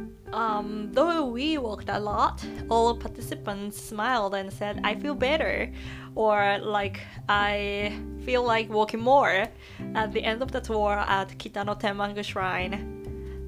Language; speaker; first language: English; non-native, fluent; Japanese